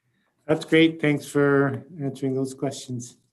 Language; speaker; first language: English; native; English